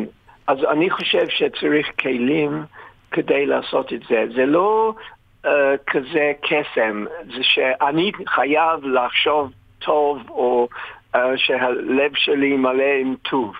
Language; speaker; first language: Hebrew; non-native, fluent; English